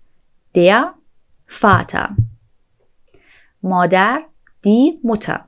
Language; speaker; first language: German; non-native, fluent; Persian